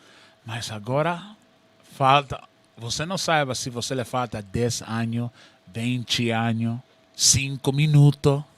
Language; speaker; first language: Portuguese; non-native, learner; Spanish